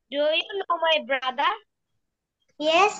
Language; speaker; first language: English; non-native, learner; Bangla